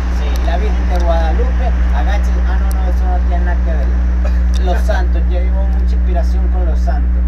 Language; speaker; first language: Spanish; native; Spanish